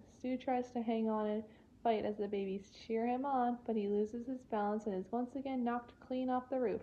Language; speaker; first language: English; native; English